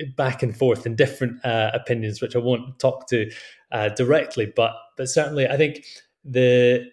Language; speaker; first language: English; native; English